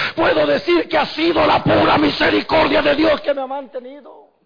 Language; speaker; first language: Spanish; native; Spanish